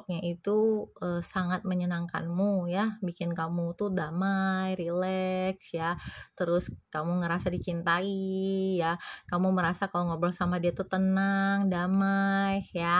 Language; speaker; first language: Indonesian; native; Indonesian